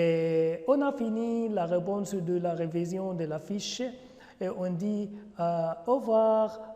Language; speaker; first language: French; non-native, fluent; Arabic